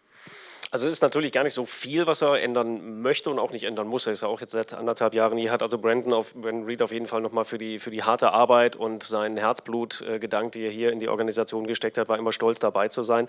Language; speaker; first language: German; native; German